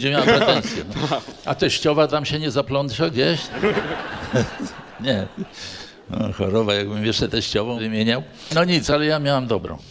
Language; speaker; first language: Polish; native; Polish